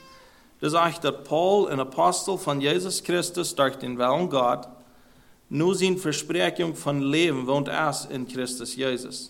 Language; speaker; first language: Dutch; non-native, learner; German